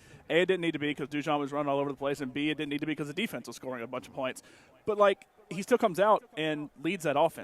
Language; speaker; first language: English; native; English